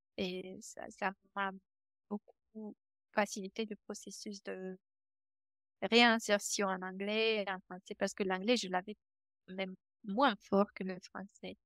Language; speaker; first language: French; non-native, fluent; Romanian